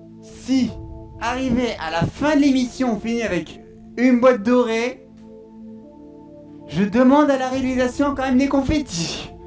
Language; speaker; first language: French; native; French